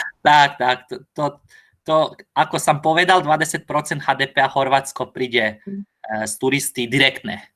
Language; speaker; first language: Slovak; non-native, learner; Croatian